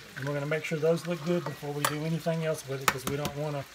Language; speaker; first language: English; native; English